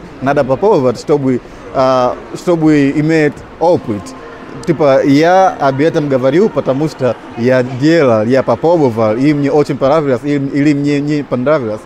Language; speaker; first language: Russian; non-native, fluent; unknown